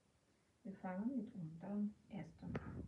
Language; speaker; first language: German; non-native, fluent; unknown